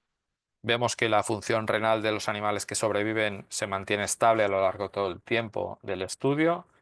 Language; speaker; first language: Spanish; native; Spanish